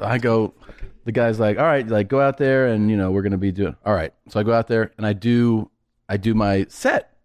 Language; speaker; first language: English; early bilingual, other home language; Spanish